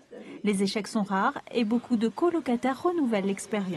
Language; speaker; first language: French; native; French